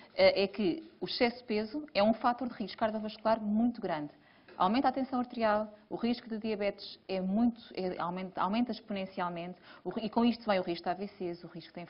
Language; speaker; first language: Portuguese; native; Portuguese